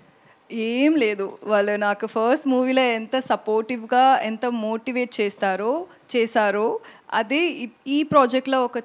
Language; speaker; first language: Telugu; non-native, learner; Tamil